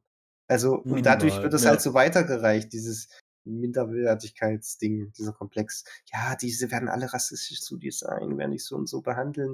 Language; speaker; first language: German; native; German